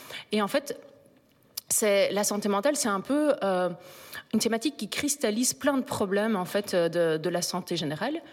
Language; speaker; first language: French; native; French